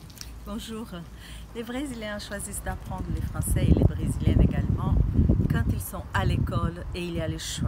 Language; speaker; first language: French; non-native, fluent; Portuguese